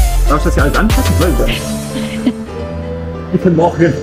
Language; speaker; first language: German; non-native, learner; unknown